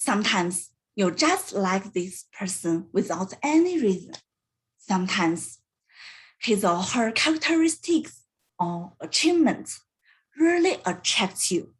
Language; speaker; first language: English; non-native, learner; Chinese